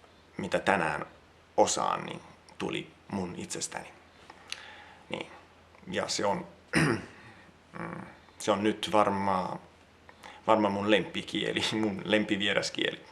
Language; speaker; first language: Finnish; non-native, fluent; Italian